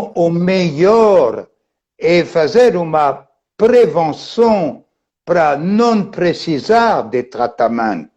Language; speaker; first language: Portuguese; non-native, fluent; French